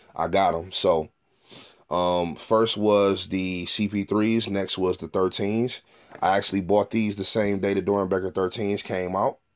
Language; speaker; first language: English; native; English